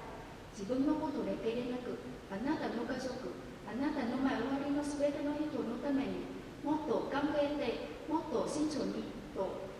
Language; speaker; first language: Japanese; non-native, fluent; Vietnamese